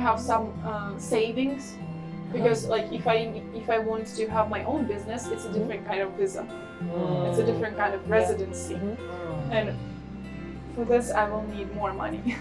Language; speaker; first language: English; non-native, fluent; Ukrainian